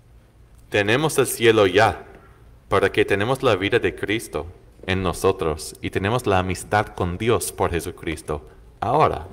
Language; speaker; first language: Spanish; non-native, fluent; English